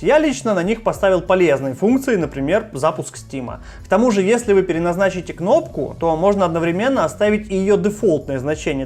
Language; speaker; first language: Russian; native; Russian